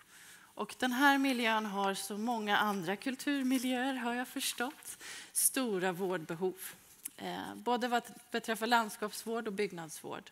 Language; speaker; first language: Swedish; native; Swedish